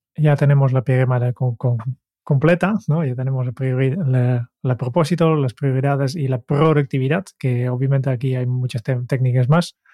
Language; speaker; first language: Spanish; non-native, fluent; Dutch